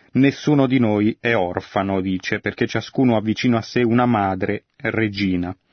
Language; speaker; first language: Italian; native; Italian